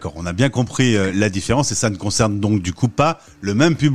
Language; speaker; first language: French; native; French